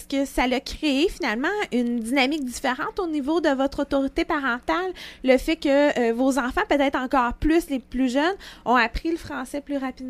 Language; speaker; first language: French; native; French